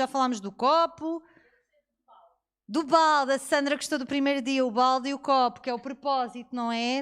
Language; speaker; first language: Portuguese; native; Portuguese